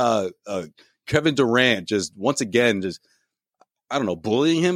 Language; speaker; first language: English; native; English